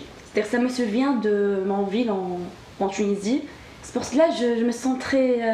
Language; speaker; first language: French; non-native, learner; Arabic